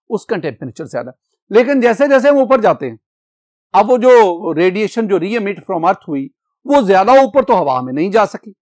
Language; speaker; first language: Urdu; non-native, local second language; Punjabi